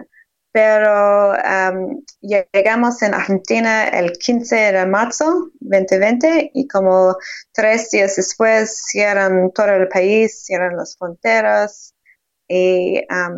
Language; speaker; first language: Spanish; non-native, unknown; English